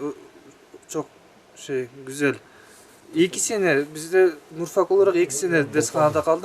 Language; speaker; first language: Turkish; non-native, learner; Kyrgyz